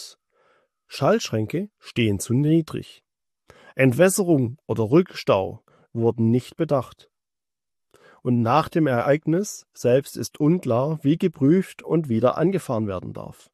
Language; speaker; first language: German; native; German